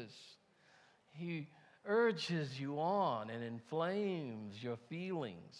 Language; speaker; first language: English; native; English